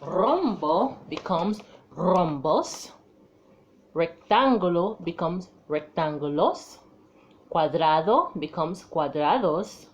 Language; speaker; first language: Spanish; non-native, fluent; English